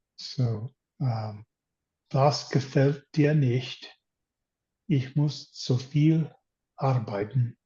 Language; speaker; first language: German; non-native, learner; English